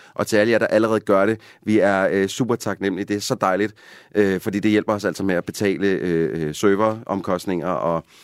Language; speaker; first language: Danish; native; Danish